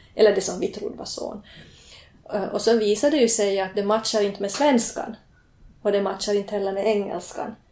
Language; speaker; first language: Swedish; native; Swedish